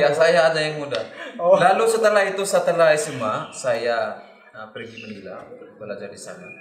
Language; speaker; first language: Indonesian; non-native, learner; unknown